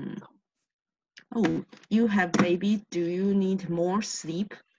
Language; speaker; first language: English; non-native, learner; Chinese